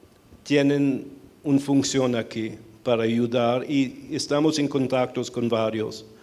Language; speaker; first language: Spanish; early bilingual, heritage; Spanish